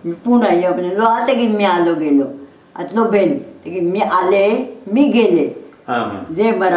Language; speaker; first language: Hebrew; non-native, learner; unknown